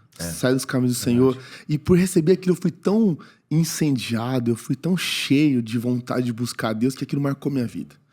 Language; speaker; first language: Portuguese; native; Portuguese